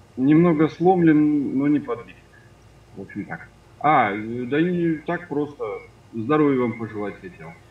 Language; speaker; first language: Russian; native; Russian